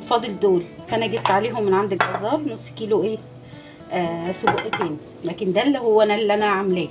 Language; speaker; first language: Arabic; native; Arabic